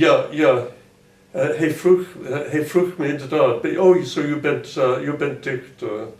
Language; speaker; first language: Dutch; non-native, fluent; English